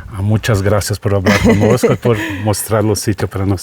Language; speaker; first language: Spanish; non-native, learner; Portuguese